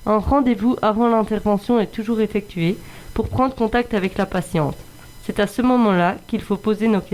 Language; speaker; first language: French; native; French